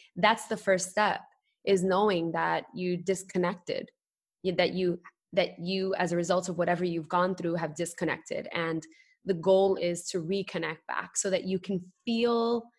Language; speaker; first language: English; native; English